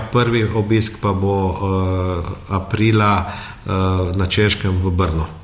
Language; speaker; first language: Slovenian; native; Slovenian